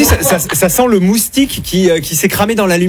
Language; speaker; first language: French; native; French